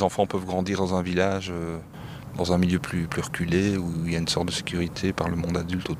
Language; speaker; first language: French; native; French